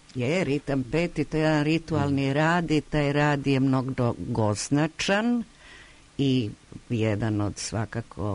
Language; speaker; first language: Croatian; native; Croatian